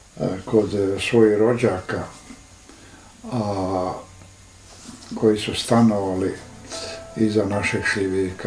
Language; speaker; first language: Serbian; native; Serbian